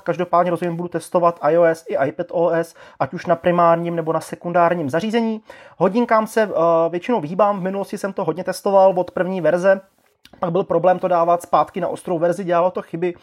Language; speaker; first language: Czech; native; Czech